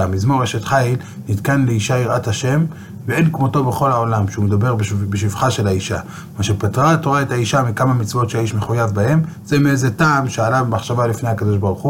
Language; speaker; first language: Hebrew; native; Hebrew